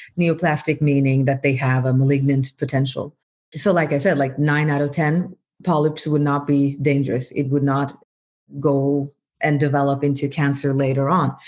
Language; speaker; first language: English; non-native, fluent; Norwegian